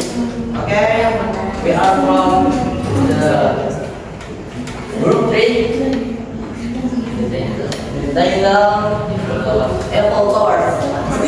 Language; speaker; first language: English; non-native, learner; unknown